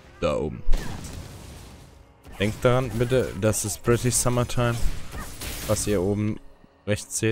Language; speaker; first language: German; native; German